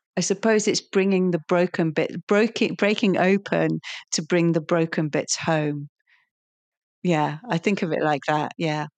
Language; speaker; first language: English; native; English